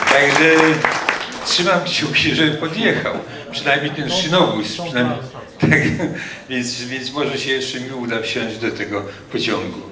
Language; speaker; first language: Polish; native; Polish